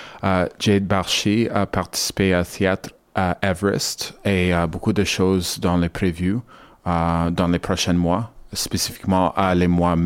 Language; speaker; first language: French; non-native, learner; English